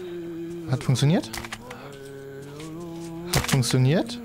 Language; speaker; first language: German; native; German